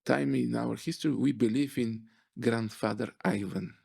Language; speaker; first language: English; non-native, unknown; Bulgarian